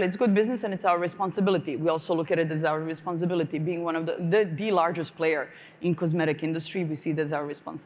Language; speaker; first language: English; non-native, fluent; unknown